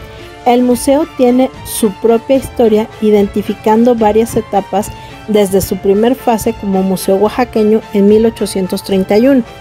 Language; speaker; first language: Spanish; native; Spanish